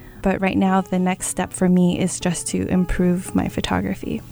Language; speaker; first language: English; early bilingual, other home language; Chinese